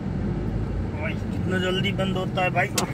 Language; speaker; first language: Hindi; non-native, learner; Nepali